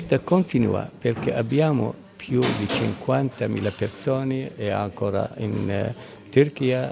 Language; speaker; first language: Italian; non-native, learner; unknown